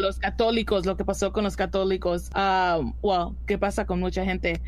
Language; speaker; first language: Spanish; early bilingual, heritage; Spanish